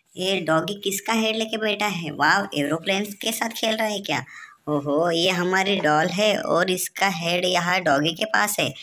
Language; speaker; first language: Hindi; native; Hindi